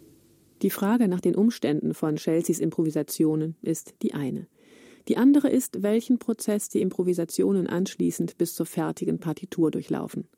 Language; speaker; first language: German; native; German